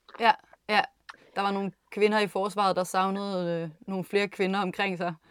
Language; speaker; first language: Danish; native; Danish